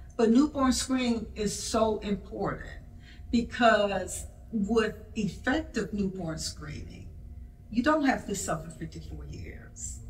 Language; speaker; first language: English; native; English